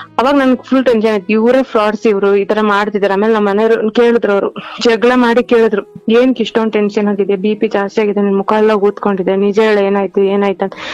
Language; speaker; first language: Kannada; native; Kannada